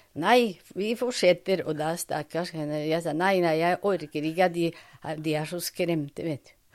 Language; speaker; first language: Norwegian; non-native, fluent; Spanish